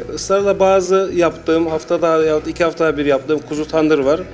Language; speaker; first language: Turkish; native; Turkish